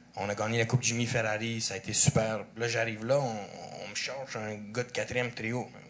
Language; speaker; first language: French; early bilingual, other home language; Russian